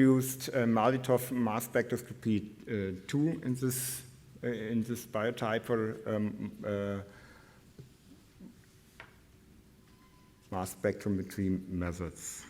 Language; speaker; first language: English; non-native, fluent; German